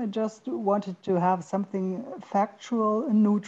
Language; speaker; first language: English; non-native, fluent; German